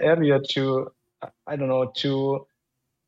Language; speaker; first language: English; non-native, fluent; German